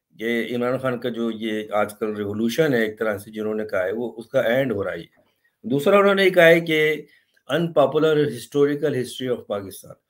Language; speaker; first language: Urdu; native; Urdu